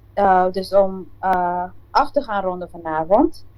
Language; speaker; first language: Dutch; non-native, local second language; Papiamento